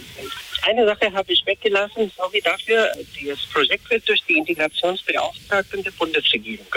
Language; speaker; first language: German; non-native, fluent; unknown